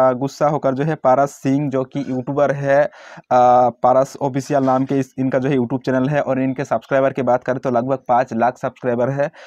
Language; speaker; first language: Hindi; native; Hindi